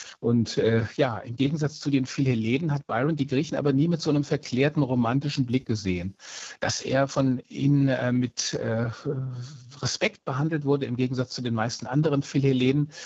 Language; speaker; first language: German; native; German